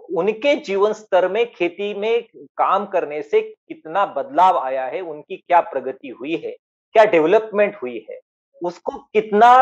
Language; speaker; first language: Hindi; non-native, local second language; Marathi